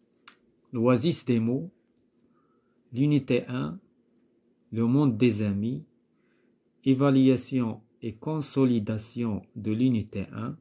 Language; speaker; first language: French; non-native, local second language; Arabic